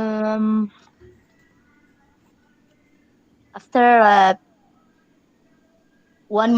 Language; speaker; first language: English; non-native, learner; Arabic